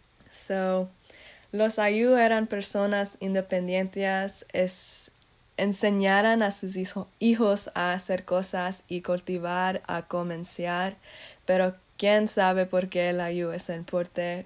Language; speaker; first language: Spanish; non-native, learner; English